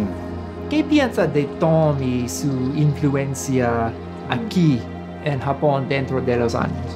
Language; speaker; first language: Spanish; non-native, fluent; English